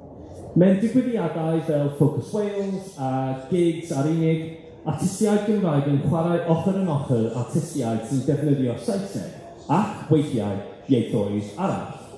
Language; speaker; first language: Welsh; non-native, fluent; English